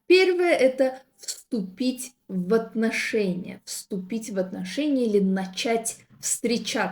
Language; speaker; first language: Russian; non-native, fluent; Azerbaijani